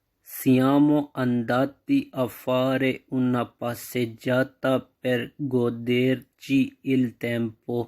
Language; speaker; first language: Italian; non-native, fluent; Urdu